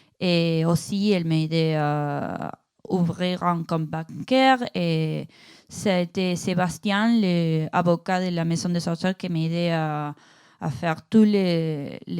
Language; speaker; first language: French; non-native, learner; Spanish